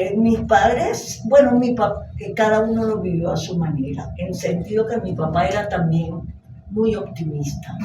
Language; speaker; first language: Spanish; early bilingual, other home language; Hebrew